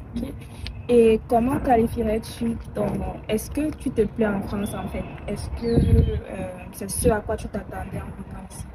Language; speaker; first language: French; native; French